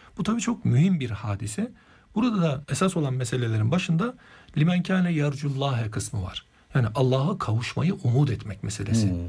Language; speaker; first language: Turkish; native; Turkish